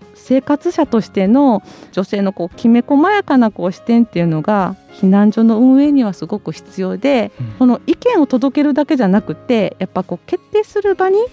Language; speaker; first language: Japanese; native; Japanese